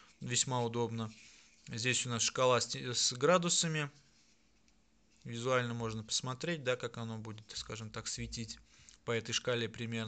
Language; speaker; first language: Russian; native; Russian